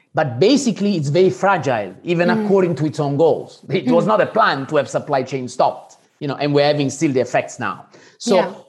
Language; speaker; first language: English; non-native, fluent; Italian